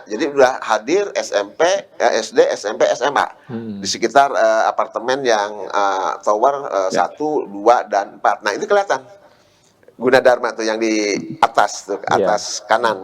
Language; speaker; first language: Indonesian; native; Indonesian